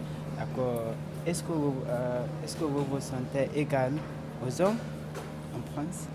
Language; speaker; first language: French; non-native, learner; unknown